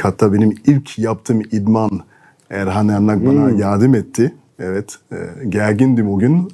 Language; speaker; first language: Turkish; non-native, fluent; French